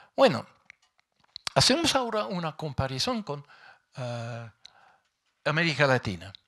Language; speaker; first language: Spanish; non-native, fluent; English